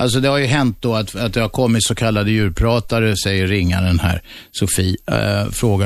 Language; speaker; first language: Swedish; native; Swedish